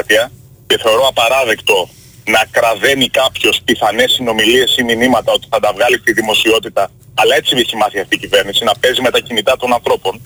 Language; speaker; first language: Greek; native; Greek